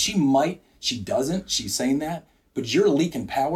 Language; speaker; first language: English; native; English